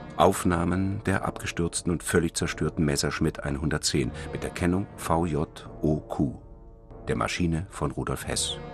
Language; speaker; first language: German; native; German